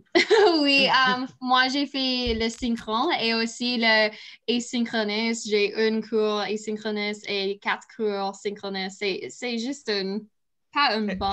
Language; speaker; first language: French; non-native, learner; English